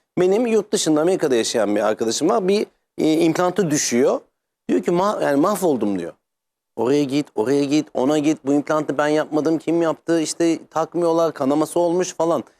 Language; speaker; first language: Turkish; native; Turkish